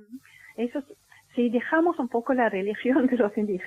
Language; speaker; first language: Spanish; non-native, fluent; Swedish